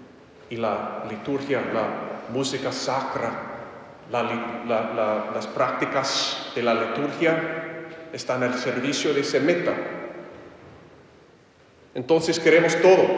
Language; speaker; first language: Spanish; non-native, fluent; English